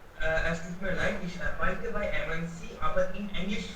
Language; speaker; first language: German; non-native, learner; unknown